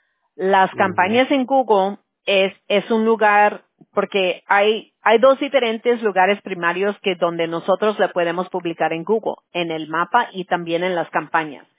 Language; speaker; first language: Spanish; early bilingual, heritage; Spanish